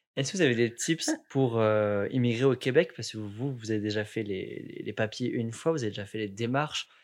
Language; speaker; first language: French; native; French